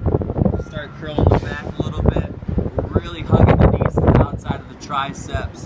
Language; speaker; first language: English; native; English